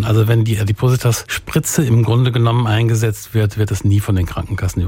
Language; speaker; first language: German; native; German